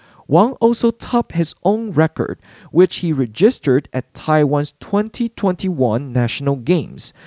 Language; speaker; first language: English; non-native, fluent; Chinese